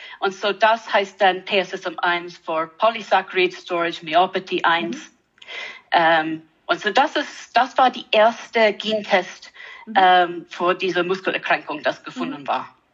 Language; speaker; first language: German; non-native, learner; English